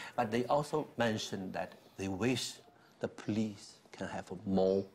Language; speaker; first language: English; non-native, fluent; Chinese